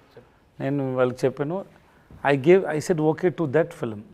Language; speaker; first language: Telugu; non-native, learner; Tamil